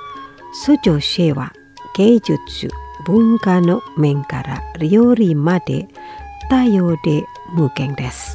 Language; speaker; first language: Japanese; non-native, fluent; Indonesian